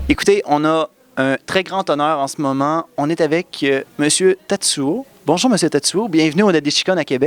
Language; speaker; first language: French; native; French